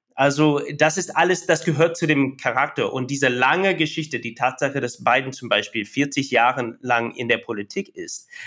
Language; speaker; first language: German; non-native, fluent; English